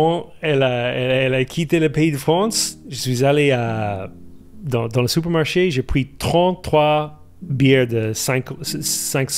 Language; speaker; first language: French; non-native, fluent; English